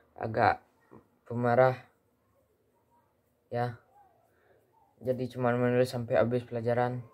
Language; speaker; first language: Indonesian; early bilingual, heritage; Indonesian